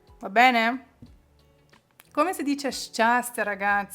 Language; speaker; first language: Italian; non-native, fluent; Ukrainian